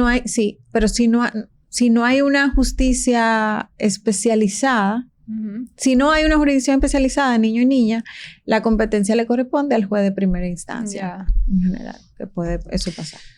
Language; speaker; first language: Spanish; native; Spanish